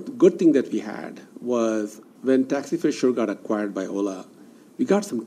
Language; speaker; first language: English; non-native, local second language; Kannada